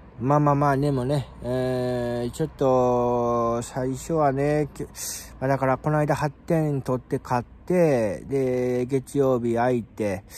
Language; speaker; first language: Japanese; native; Japanese